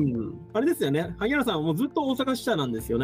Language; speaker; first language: Japanese; native; Japanese